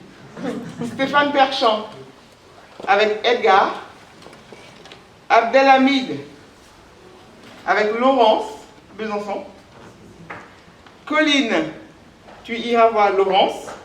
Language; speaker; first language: French; native; French